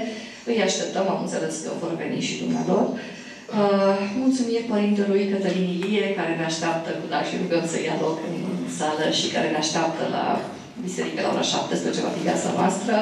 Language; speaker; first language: Romanian; native; Romanian